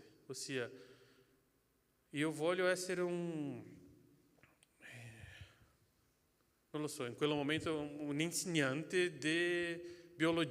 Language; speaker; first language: Italian; non-native, fluent; Portuguese